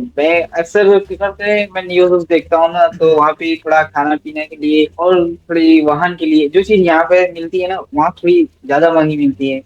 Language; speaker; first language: Hindi; native; Hindi